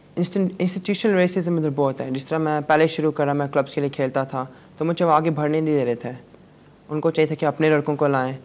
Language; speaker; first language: Urdu; native; Urdu